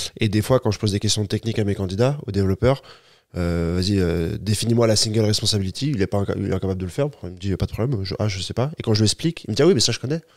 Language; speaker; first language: French; native; French